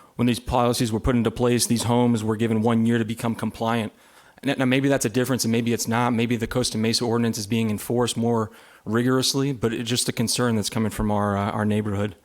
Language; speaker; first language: English; native; English